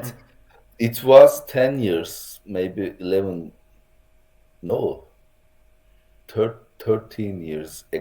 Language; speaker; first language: English; non-native, learner; Turkish